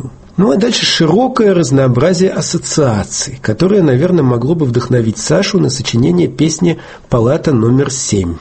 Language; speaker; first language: Russian; native; Russian